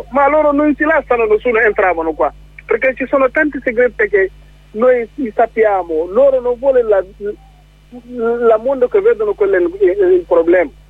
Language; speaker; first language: Italian; non-native, learner; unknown